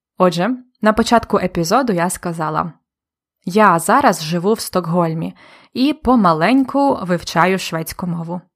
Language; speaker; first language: Ukrainian; native; Ukrainian